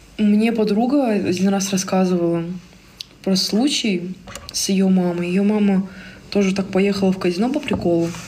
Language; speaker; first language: Russian; native; Russian